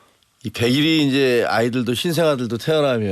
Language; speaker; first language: Korean; native; Korean